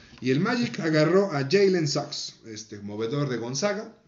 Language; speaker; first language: Spanish; native; Spanish